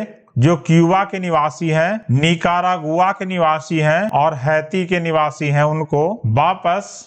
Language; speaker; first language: Hindi; native; Hindi